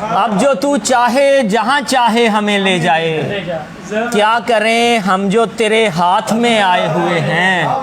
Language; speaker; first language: Urdu; non-native, local second language; Punjabi